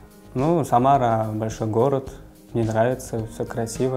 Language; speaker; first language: Russian; non-native, fluent; Uzbek